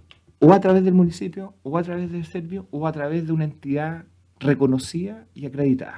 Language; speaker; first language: Spanish; native; Spanish